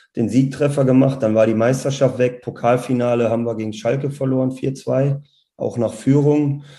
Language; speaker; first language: German; native; German